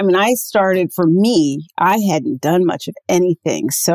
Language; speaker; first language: English; native; English